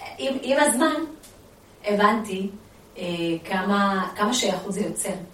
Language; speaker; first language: Hebrew; early bilingual, other home language; Amharic